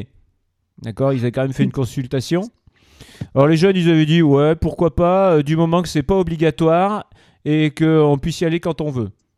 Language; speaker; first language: French; native; French